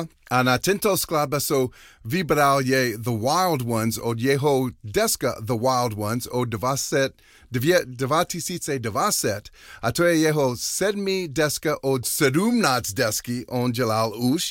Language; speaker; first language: Czech; non-native, learner; English